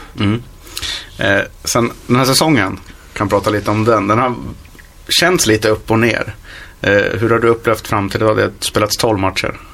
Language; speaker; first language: Swedish; native; Swedish